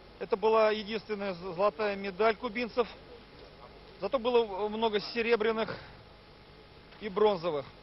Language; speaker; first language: Russian; native; Russian